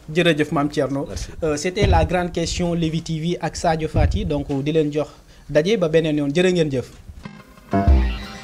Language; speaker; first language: Wolof; native; Wolof